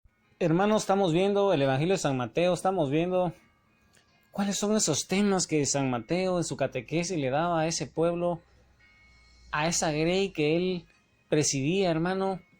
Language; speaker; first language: Spanish; native; Spanish